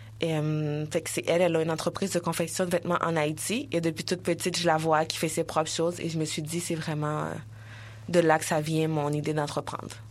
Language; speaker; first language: French; early bilingual, other home language; Haitian Creole